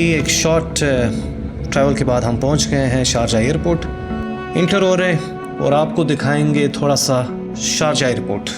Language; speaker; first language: Urdu; non-native, local second language; Pashto